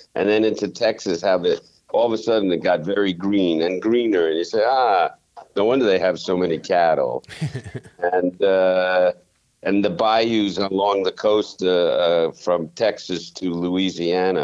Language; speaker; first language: English; native; English